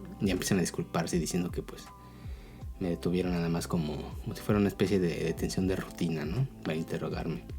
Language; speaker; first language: Spanish; native; Spanish